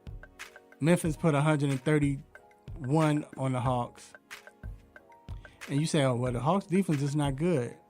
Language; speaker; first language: English; native; English